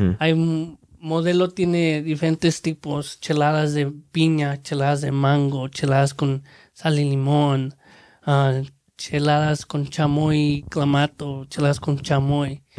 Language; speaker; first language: Spanish; early bilingual, heritage; Spanish